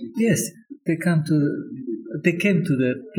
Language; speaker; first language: English; non-native, learner; Indonesian